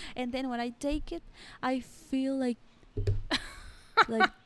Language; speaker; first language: English; non-native, learner; Spanish